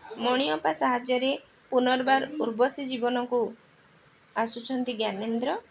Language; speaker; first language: Odia; native; Odia